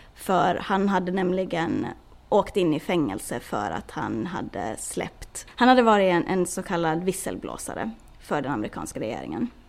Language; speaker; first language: Swedish; native; Swedish